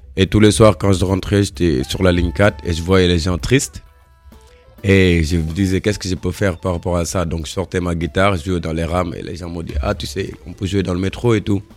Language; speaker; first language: French; non-native, local second language; Wolof